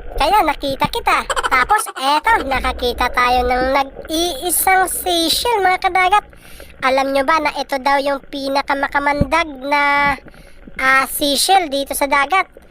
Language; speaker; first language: Filipino; non-native, local second language; Cebuano